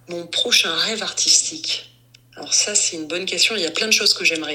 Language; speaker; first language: French; native; French